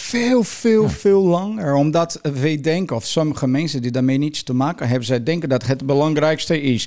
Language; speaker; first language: Dutch; non-native, fluent; Portuguese